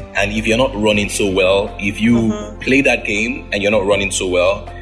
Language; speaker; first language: English; non-native, local second language; Yoruba